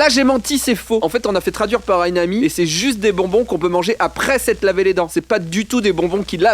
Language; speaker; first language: French; native; French